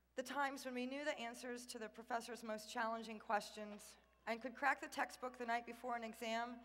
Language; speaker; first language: English; native; English